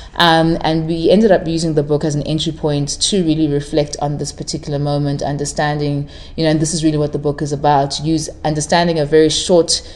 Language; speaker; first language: English; non-native, local second language; Shona